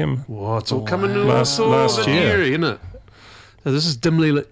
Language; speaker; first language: English; native; English